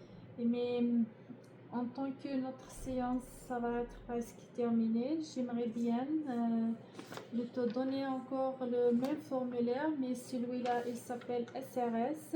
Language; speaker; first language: French; non-native, learner; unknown